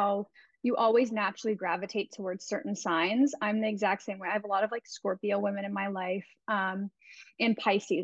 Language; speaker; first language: English; native; English